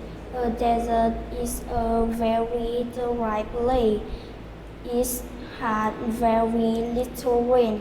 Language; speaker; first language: English; non-native, learner; Vietnamese